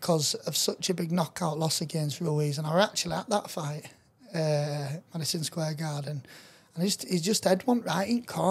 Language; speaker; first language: English; native; English